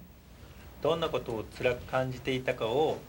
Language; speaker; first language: Japanese; native; Japanese